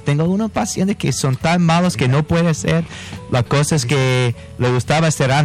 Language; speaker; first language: Spanish; non-native, fluent; English